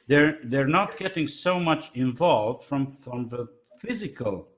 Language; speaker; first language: English; non-native, fluent; Romanian